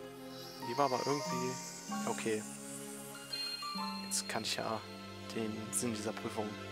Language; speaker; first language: German; native; German